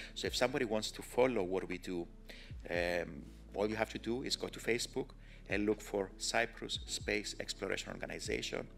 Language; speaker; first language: English; non-native, fluent; Greek